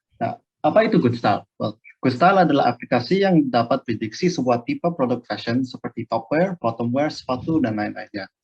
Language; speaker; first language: Indonesian; native; Indonesian